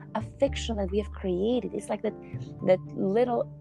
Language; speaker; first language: English; non-native, fluent; Albanian